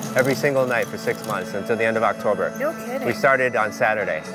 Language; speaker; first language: English; native; English